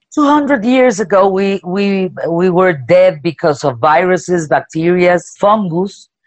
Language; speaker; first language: English; non-native, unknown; Spanish